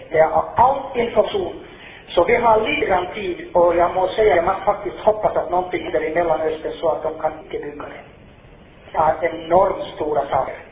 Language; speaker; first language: Swedish; non-native, fluent; Finnish